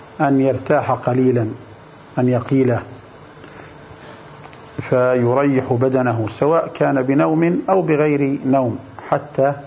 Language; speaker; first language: Arabic; native; Arabic